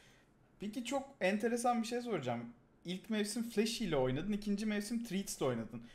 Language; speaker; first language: Turkish; native; Turkish